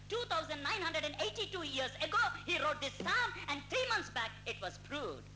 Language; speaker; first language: English; non-native, local second language; Telugu